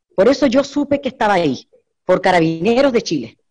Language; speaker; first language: Spanish; native; Spanish